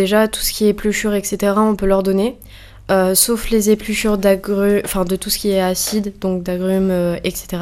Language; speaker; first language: French; native; French